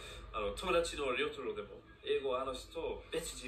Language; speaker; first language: Japanese; non-native, fluent; English